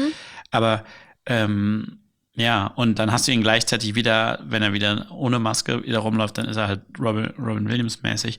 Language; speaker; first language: German; native; German